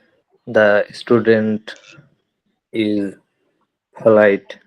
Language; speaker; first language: English; non-native, learner; Bangla